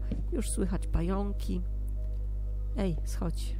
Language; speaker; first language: Polish; native; Polish